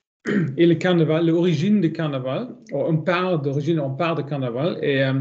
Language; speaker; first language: French; non-native, learner; German